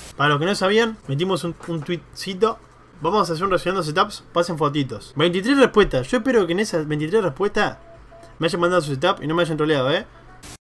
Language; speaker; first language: Spanish; native; Spanish